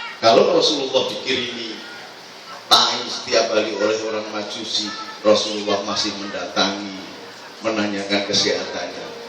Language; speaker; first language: Indonesian; non-native, local second language; Javanese